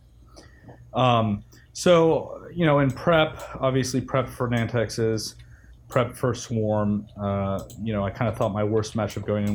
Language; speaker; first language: English; native; English